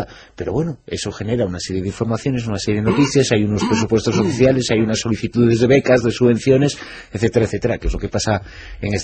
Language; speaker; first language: Spanish; native; Spanish